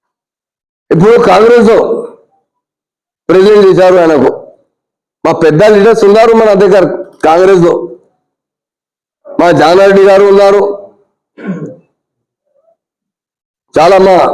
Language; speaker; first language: Telugu; non-native, local second language; Urdu